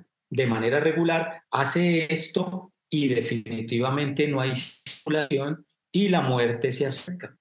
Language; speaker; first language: Spanish; native; Spanish